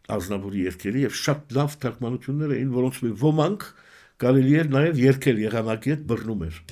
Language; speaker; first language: Armenian; early bilingual, heritage; Armenian